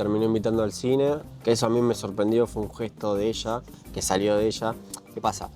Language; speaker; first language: Spanish; native; Spanish